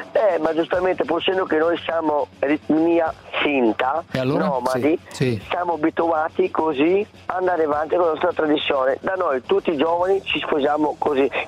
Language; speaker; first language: Italian; native; Italian